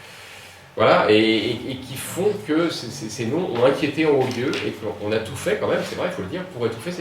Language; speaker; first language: French; native; French